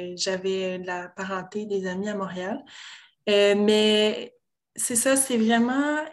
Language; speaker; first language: French; native; French